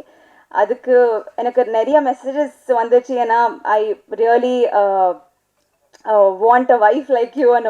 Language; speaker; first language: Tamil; non-native, learner; Telugu